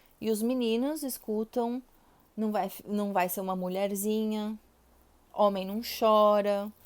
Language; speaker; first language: Portuguese; native; Portuguese